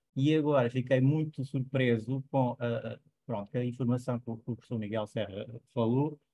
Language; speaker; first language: Portuguese; native; Portuguese